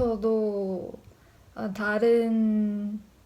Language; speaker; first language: Korean; non-native, learner; English